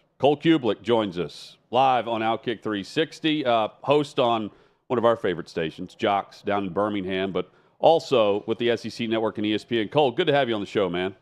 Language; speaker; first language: English; native; English